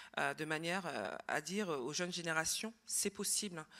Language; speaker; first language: French; native; French